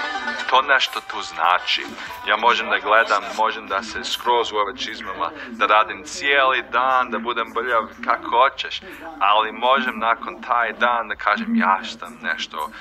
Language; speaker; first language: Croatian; early bilingual, heritage; Croatian